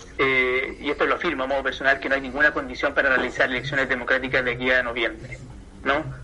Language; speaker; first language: Spanish; native; Spanish